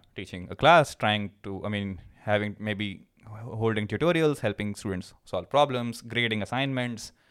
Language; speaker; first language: English; non-native, local second language; Hindi